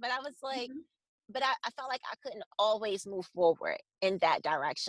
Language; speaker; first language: English; native; English